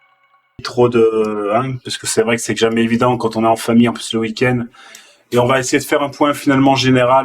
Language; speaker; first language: French; native; French